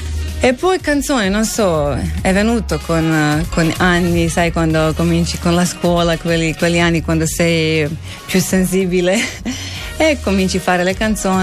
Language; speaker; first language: Italian; non-native, learner; Croatian